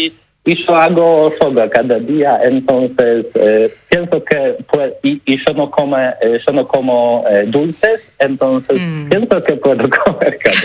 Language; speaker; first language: Spanish; non-native, learner; Polish